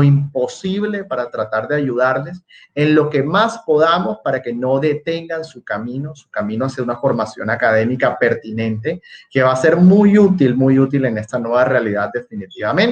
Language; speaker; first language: Spanish; native; Spanish